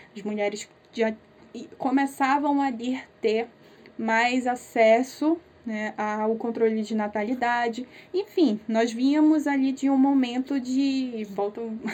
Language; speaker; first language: Portuguese; native; Portuguese